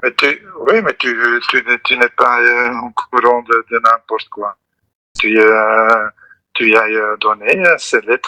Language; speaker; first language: French; non-native, local second language; Dutch